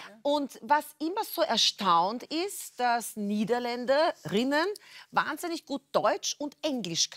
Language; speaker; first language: German; native; German